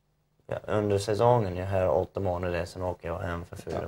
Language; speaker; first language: Swedish; non-native, fluent; English